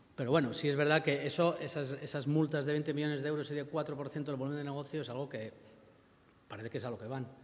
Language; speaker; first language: Spanish; native; Spanish